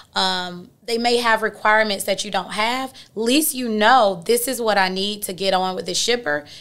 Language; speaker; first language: English; native; English